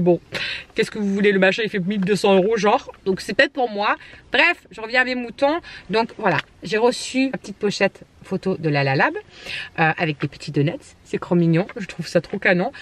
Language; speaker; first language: French; native; French